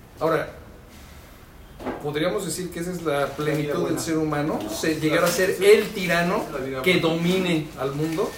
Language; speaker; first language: Spanish; native; Spanish